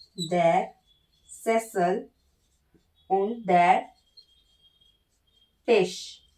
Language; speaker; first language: German; non-native, learner; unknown